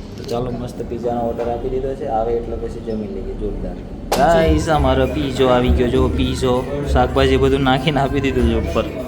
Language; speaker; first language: Gujarati; non-native, local second language; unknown